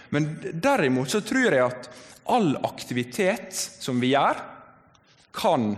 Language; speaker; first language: Norwegian; native; Norwegian